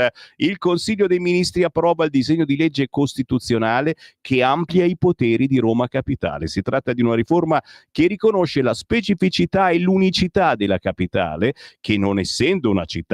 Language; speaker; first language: Italian; native; Italian